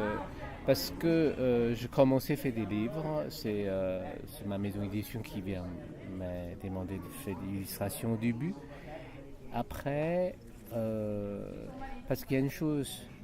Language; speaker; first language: French; non-native, fluent; Chinese